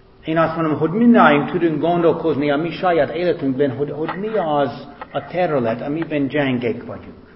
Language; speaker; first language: Hungarian; non-native, fluent; English